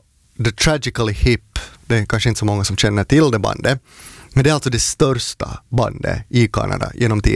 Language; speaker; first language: Swedish; native; Swedish